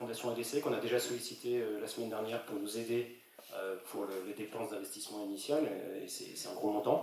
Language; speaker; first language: French; native; French